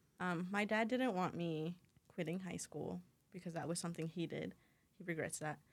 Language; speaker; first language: English; native; English